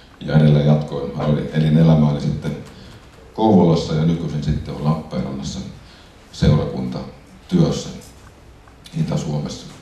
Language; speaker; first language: Finnish; native; Finnish